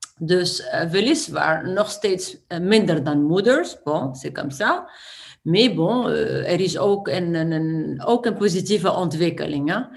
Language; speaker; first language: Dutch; non-native, fluent; Arabic